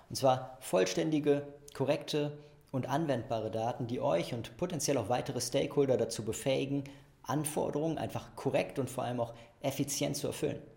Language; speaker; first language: German; native; German